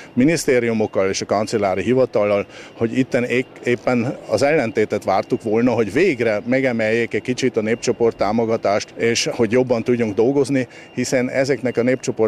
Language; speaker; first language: Hungarian; native; Hungarian